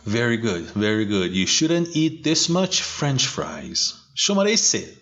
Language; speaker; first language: English; non-native, fluent; Persian